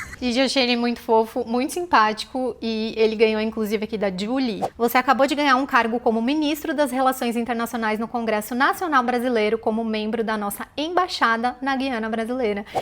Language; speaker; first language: Portuguese; native; Portuguese